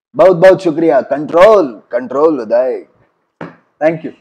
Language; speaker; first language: Hindi; non-native, local second language; Marathi